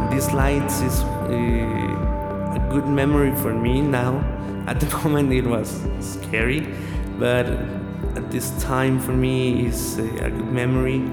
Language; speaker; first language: English; non-native, learner; Spanish